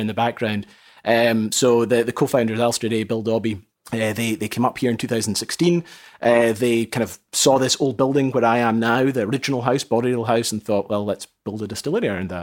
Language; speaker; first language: English; native; English